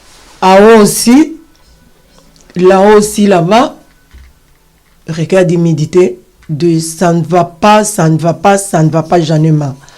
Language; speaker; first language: French; non-native, learner; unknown